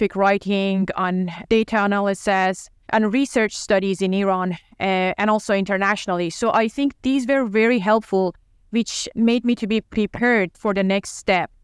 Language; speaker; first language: English; non-native, fluent; Persian